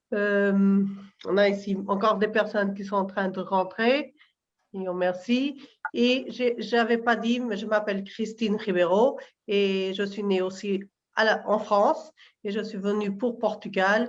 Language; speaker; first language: French; non-native, learner; Portuguese